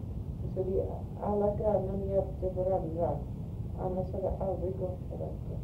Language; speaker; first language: Swedish; early bilingual, heritage; Swedish